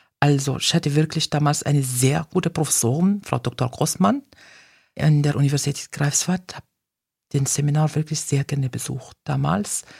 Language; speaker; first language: German; non-native, fluent; Arabic